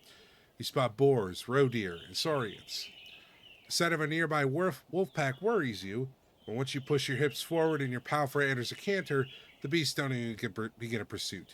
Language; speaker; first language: English; native; English